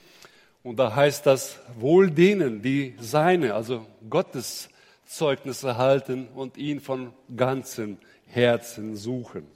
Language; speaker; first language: German; native; German